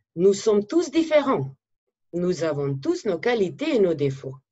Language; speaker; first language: French; non-native, fluent; Macedonian